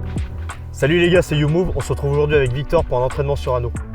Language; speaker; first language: French; native; French